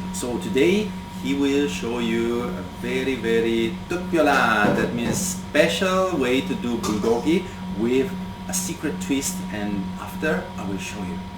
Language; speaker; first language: English; non-native, fluent; Italian